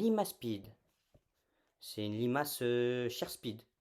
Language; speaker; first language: French; native; French